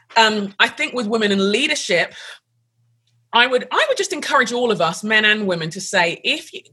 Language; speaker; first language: English; native; English